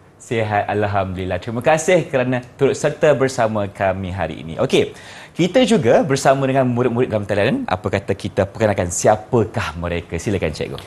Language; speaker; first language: Malay; native; Malay